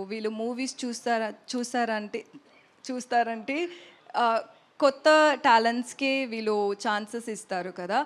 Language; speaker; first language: Telugu; non-native, learner; Tamil